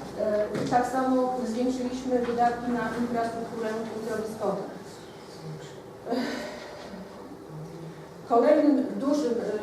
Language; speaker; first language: Polish; native; Polish